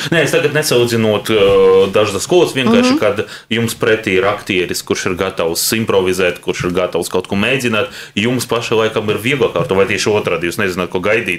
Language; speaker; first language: Latvian; non-native, local second language; Russian